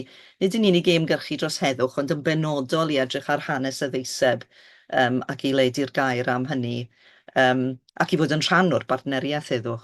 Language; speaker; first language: Welsh; native; Welsh